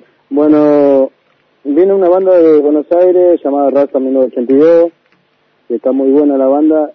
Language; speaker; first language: Spanish; native; Spanish